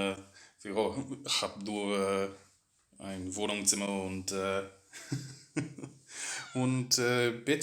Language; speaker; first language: German; non-native, learner; English